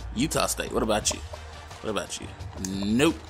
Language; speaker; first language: English; native; English